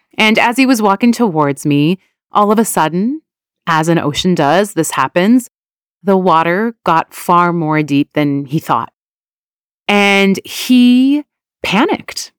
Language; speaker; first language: English; early bilingual, other home language; Persian